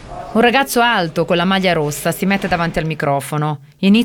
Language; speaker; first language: Italian; native; Italian